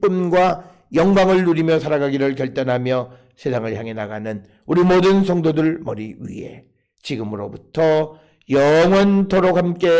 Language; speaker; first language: Korean; native; Korean